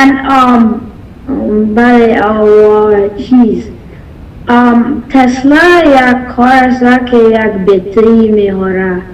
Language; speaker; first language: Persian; early bilingual, heritage; Persian